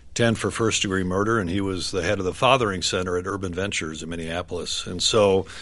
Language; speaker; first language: English; native; English